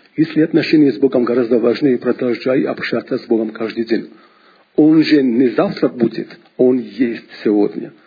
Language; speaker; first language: Russian; non-native, local second language; Georgian